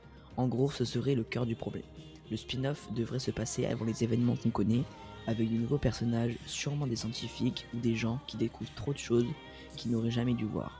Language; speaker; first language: French; native; French